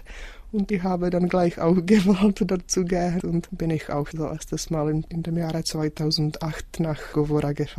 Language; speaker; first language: German; non-native, fluent; Czech